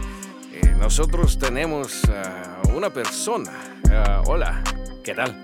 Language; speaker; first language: Spanish; non-native, learner; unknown